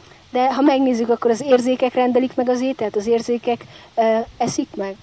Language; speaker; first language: Hungarian; native; Hungarian